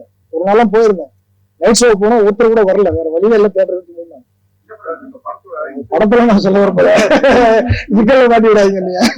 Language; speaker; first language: Tamil; native; Tamil